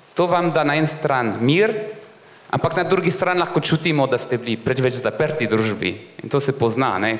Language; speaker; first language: Slovenian; non-native, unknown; French